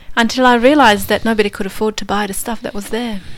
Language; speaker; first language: English; non-native, fluent; Polish